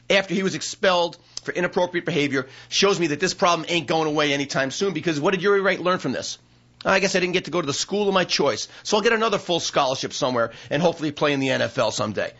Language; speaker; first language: English; native; English